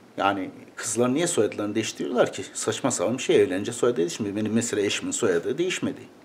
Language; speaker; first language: Turkish; native; Turkish